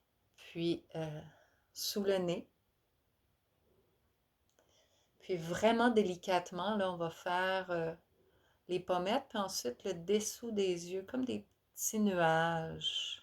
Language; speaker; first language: French; native; French